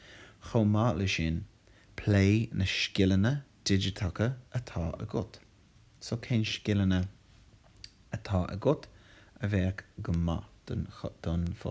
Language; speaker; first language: Irish; non-native, local second language; English